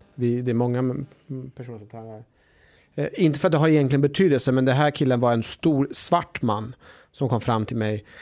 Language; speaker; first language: Swedish; early bilingual, other home language; Somali